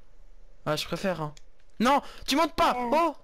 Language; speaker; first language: French; native; French